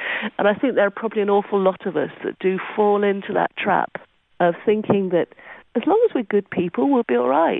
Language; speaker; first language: English; native; English